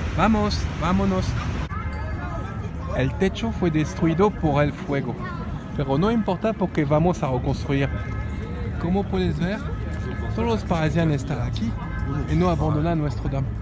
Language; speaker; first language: Spanish; non-native, learner; French